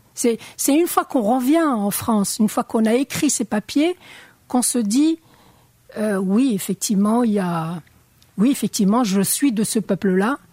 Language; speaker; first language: French; non-native, local second language; Arabic